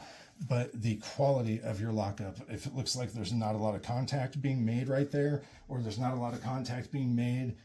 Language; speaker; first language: English; native; English